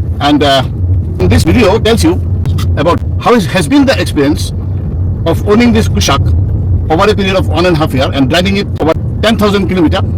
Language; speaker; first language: English; non-native, local second language; Bangla